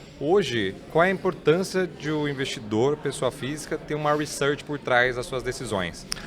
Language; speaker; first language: Portuguese; native; Portuguese